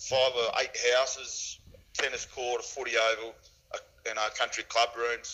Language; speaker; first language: English; native; English